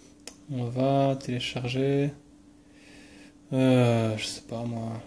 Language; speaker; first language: French; native; French